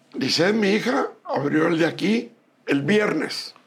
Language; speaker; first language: Spanish; native; Spanish